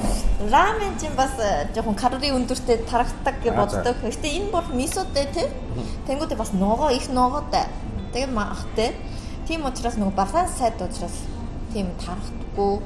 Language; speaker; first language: Mongolian; non-native, learner; Japanese